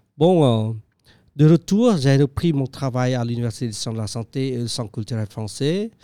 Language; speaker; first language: French; non-native, fluent; Khmer